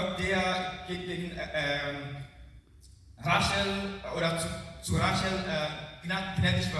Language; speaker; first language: German; non-native, learner; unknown